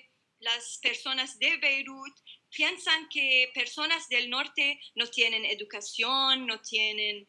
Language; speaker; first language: Spanish; non-native, learner; Arabic